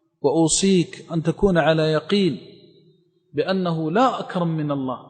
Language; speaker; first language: Arabic; native; Arabic